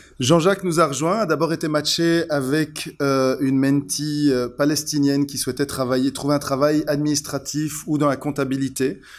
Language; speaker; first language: French; native; French